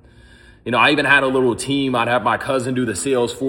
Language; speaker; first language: English; native; English